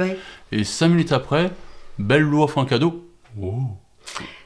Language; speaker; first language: French; native; French